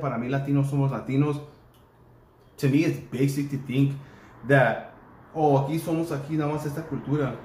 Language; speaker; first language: Spanish; early bilingual, heritage; Spanish